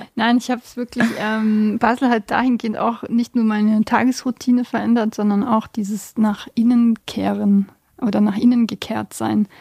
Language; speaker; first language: German; early bilingual, other home language; Bosnian